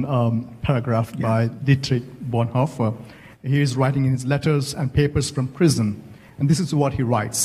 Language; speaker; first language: English; non-native, local second language; Malayalam